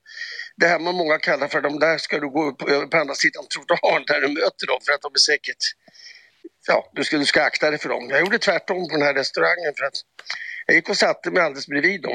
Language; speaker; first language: Swedish; native; Swedish